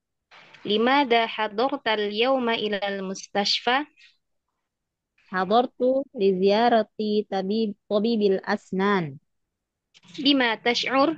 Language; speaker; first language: Arabic; non-native, learner; Indonesian